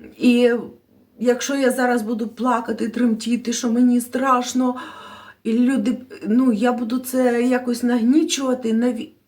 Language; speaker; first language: Ukrainian; non-native, local second language; Russian